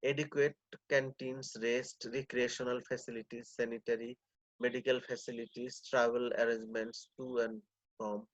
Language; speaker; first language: English; non-native, local second language; Bangla